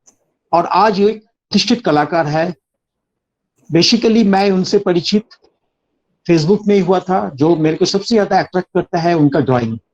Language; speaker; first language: Hindi; native; Hindi